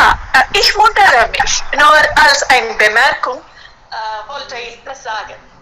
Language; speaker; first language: German; non-native, learner; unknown